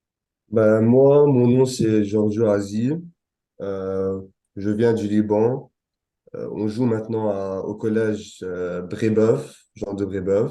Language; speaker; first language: French; non-native, local second language; Arabic